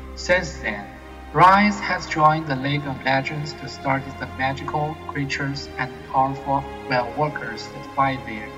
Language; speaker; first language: English; non-native, learner; Chinese